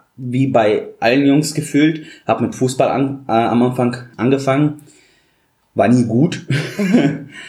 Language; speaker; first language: German; non-native, fluent; Arabic